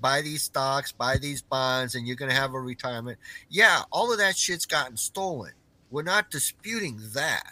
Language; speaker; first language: English; native; English